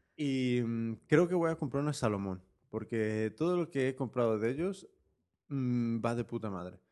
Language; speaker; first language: Spanish; native; Spanish